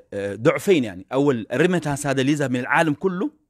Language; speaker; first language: Arabic; non-native, fluent; Afar